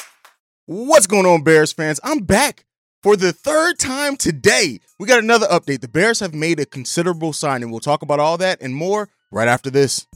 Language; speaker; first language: English; native; English